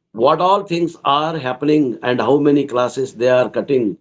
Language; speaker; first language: English; non-native, local second language; Kannada